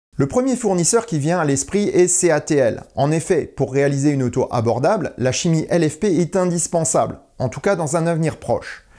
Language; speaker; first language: French; native; French